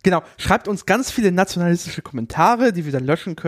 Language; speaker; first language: German; native; German